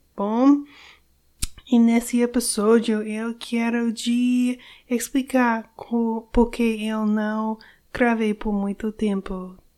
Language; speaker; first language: Portuguese; non-native, learner; English